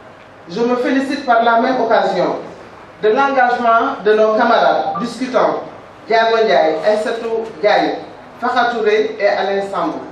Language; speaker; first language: French; non-native, local second language; Wolof